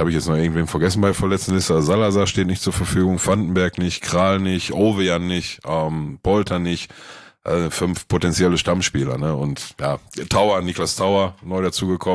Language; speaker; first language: German; native; German